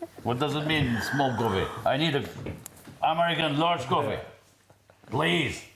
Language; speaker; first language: English; non-native, learner; Albanian